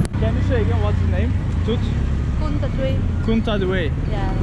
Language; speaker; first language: English; non-native, learner; Turkish